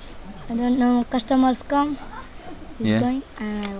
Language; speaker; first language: English; non-native, learner; Kannada